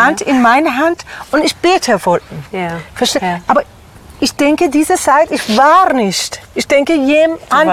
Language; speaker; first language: German; non-native, learner; Persian